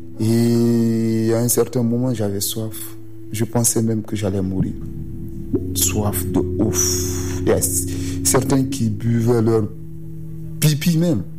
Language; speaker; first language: French; non-native, local second language; Susu